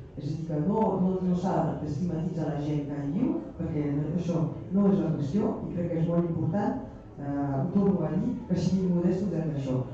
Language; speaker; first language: Catalan; non-native, local second language; French